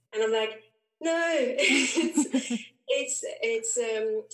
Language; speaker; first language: English; non-native, fluent; Swedish